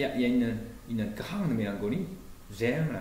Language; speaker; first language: French; non-native, fluent; Chinese